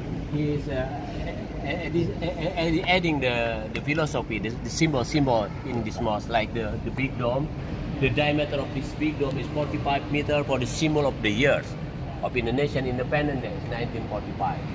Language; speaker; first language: English; non-native, fluent; Indonesian